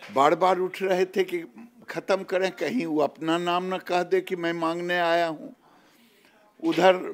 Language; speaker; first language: Hindi; native; Hindi